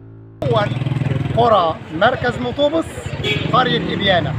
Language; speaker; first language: Arabic; native; Arabic